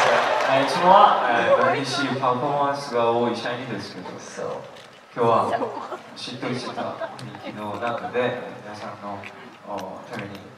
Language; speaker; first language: Japanese; non-native, fluent; Korean